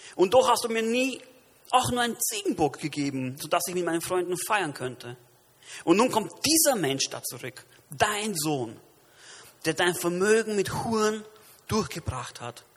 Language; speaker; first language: German; early bilingual, other home language; Romanian